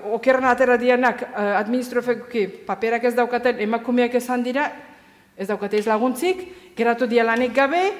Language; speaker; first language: Basque; non-native, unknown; Azerbaijani